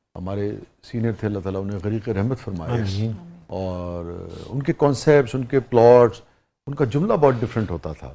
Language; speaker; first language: Urdu; native; Urdu